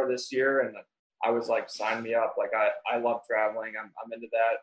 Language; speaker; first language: English; native; English